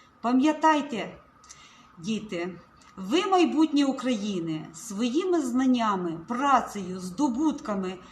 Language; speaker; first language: Ukrainian; native; Ukrainian